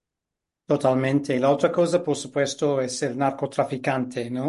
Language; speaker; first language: Spanish; non-native, fluent; English